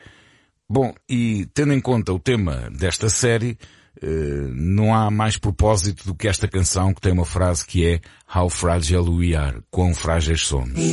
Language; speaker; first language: Portuguese; native; Portuguese